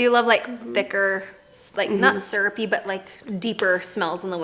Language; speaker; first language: English; native; English